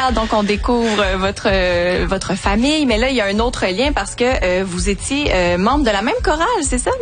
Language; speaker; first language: French; native; French